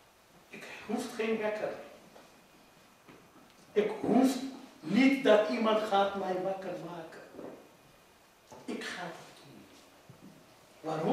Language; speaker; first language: Dutch; non-native, fluent; Urdu